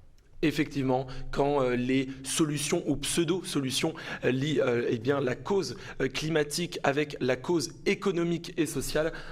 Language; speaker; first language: French; native; French